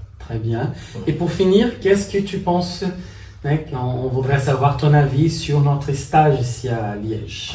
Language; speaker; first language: French; non-native, fluent; Portuguese